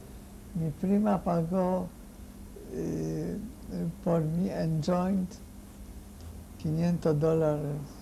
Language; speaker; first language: Spanish; non-native, fluent; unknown